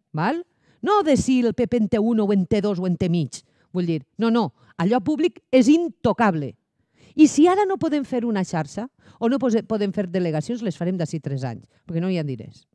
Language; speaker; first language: Catalan; native; Catalan